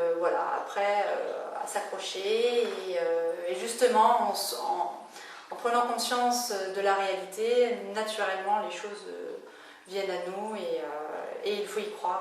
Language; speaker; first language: French; native; French